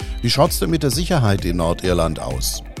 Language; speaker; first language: German; native; German